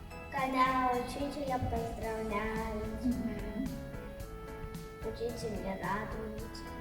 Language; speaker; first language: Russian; non-native, local second language; Kazakh